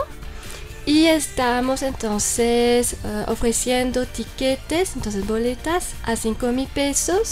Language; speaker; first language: Spanish; non-native, fluent; French